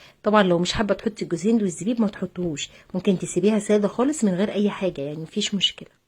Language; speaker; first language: Arabic; native; Arabic